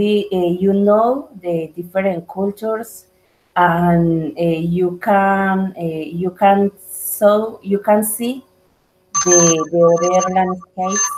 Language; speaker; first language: English; non-native, learner; Spanish